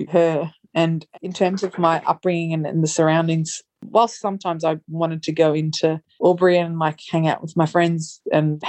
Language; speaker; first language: English; native; English